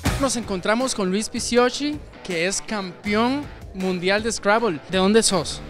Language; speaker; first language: Spanish; native; Spanish